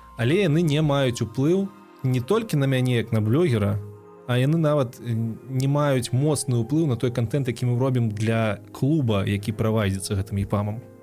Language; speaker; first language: Belarusian; non-native, local second language; Russian